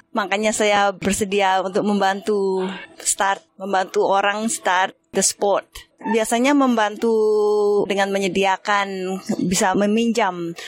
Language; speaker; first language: Indonesian; native; Indonesian